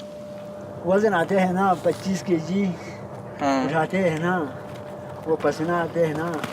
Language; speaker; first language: Hindi; non-native, local second language; Balti